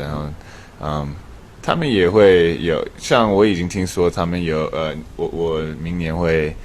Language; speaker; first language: Chinese; early bilingual, heritage; English